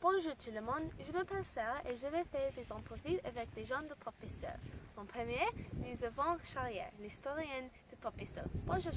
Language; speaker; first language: French; non-native, learner; English